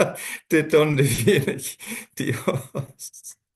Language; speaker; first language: Spanish; non-native, fluent; German